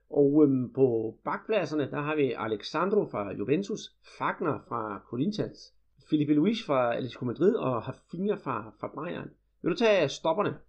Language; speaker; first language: Danish; native; Danish